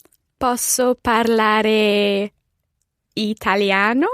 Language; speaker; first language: Italian; non-native, learner; English